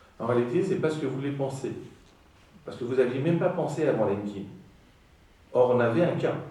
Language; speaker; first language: French; non-native, fluent; Greek